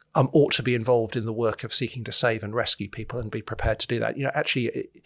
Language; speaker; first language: English; native; English